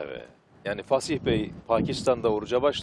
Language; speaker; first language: Turkish; native; Turkish